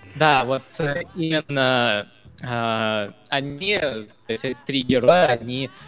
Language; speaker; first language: Russian; non-native, fluent; Hindi